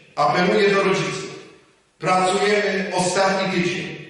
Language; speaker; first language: Polish; native; Polish